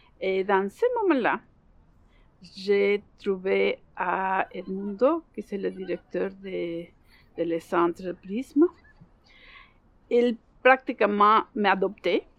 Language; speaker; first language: French; non-native, learner; Spanish